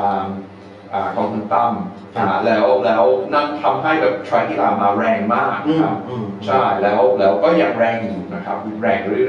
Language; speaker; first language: Thai; non-native, fluent; English